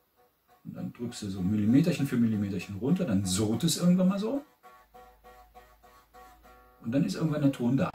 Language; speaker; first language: German; native; German